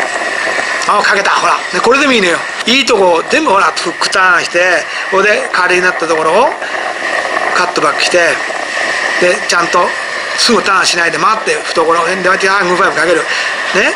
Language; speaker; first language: Japanese; native; Japanese